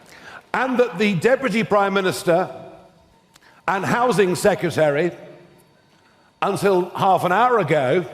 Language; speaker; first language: English; native; English